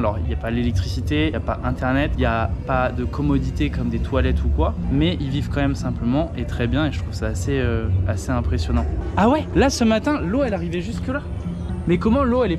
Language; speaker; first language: French; native; French